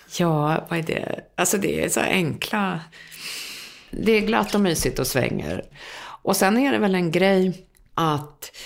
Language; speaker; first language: Swedish; native; Swedish